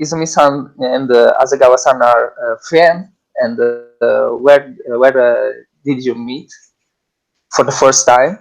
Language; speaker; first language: English; non-native, learner; Italian